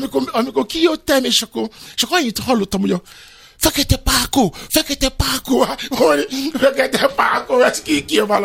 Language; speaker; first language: Hungarian; non-native, fluent; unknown